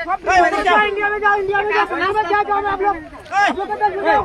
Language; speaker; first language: Hindi; non-native, learner; Bangla